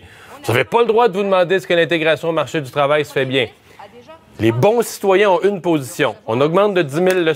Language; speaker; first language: French; native; French